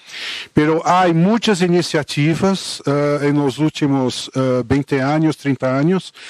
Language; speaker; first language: Spanish; non-native, fluent; Portuguese